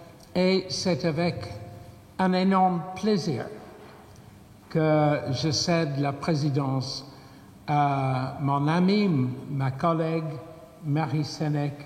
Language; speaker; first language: French; non-native, fluent; English